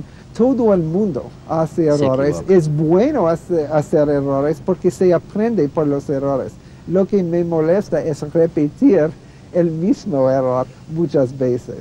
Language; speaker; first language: Spanish; non-native, fluent; English